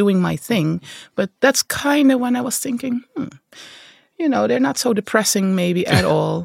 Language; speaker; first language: English; non-native, fluent; Dutch